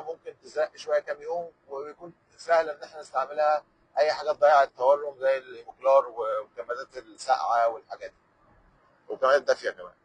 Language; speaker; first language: Arabic; native; Arabic